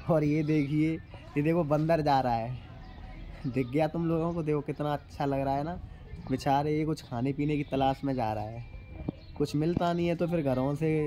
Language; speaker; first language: Hindi; native; Hindi